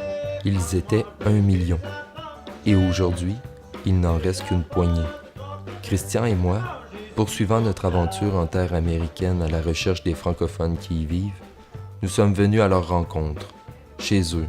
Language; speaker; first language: French; native; French